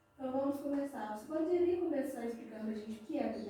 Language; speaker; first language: Portuguese; native; Portuguese